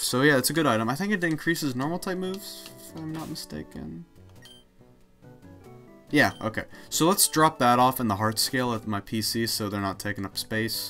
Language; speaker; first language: English; native; English